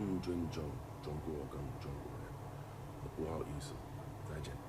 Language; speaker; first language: Chinese; non-native, learner; English